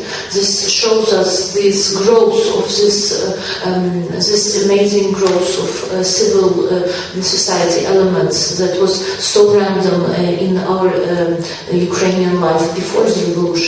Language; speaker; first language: English; non-native, fluent; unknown